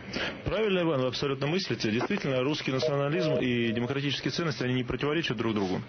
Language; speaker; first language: Russian; native; Russian